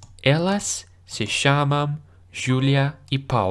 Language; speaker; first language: Portuguese; non-native, learner; English